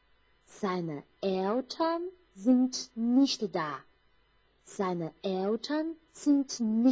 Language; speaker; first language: German; non-native, fluent; Chinese